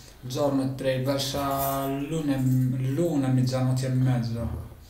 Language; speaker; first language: Italian; non-native, learner; Arabic